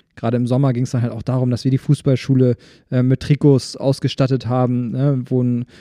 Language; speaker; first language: German; native; German